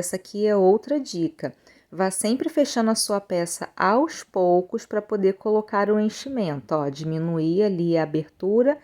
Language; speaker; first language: Portuguese; native; Portuguese